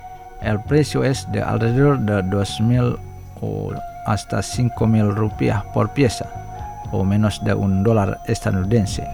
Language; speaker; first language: Spanish; non-native, fluent; Indonesian